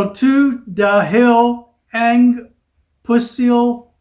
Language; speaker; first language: Filipino; non-native, learner; English